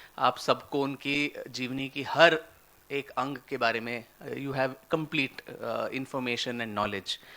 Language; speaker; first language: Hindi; non-native, local second language; Marathi